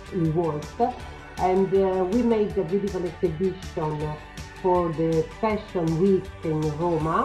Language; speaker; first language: English; non-native, learner; Italian